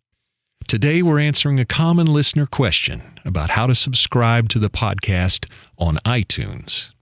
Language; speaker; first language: English; native; English